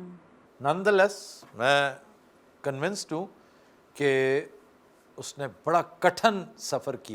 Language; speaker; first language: Urdu; native; Urdu